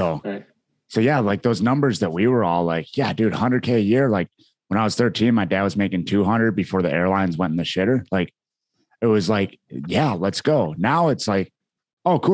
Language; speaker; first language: English; native; English